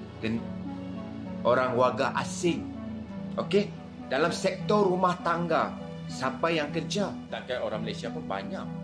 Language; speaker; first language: Malay; native; Malay